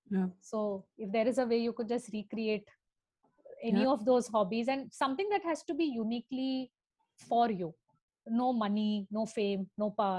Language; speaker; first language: English; non-native, local second language; Tamil